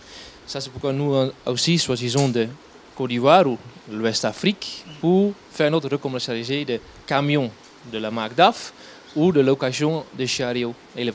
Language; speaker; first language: French; non-native, fluent; Dutch